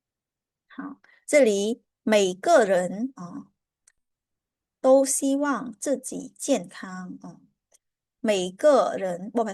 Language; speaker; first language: Chinese; non-native, fluent; Khmer